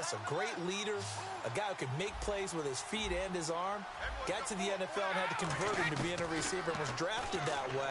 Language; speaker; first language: English; native; English